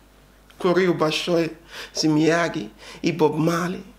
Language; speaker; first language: Russian; non-native, learner; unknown